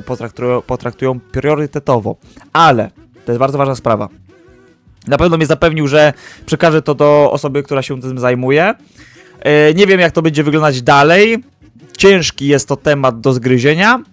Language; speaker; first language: Polish; native; Polish